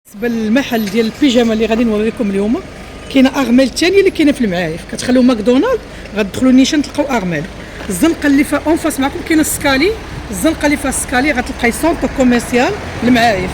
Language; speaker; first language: Arabic; native; Arabic